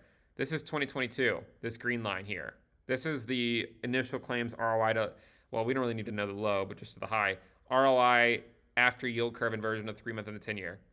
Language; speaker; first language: English; native; English